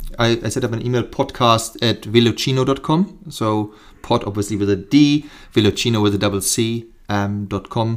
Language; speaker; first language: English; non-native, fluent; German